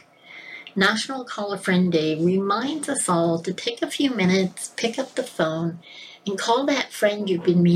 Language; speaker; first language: English; native; English